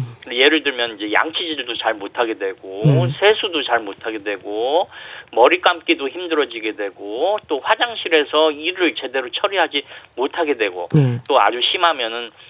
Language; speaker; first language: Korean; native; Korean